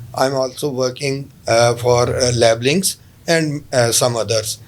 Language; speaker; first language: English; non-native, local second language; Urdu